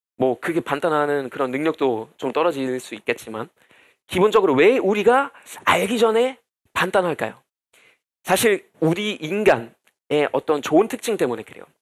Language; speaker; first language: Korean; non-native, fluent; German